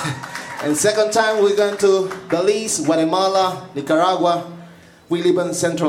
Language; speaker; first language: English; non-native, learner; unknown